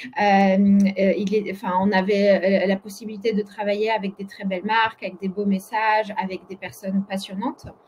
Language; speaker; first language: French; non-native, fluent; Polish